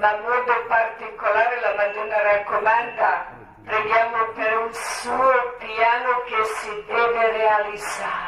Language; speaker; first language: Italian; non-native, learner; Croatian